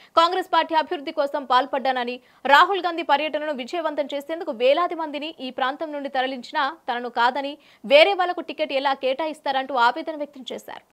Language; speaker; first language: Telugu; native; Telugu